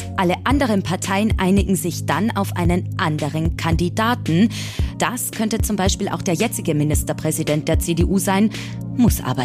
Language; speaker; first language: German; native; German